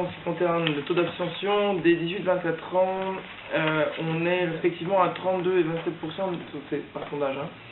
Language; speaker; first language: French; native; French